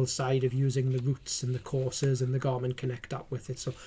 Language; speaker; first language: English; native; English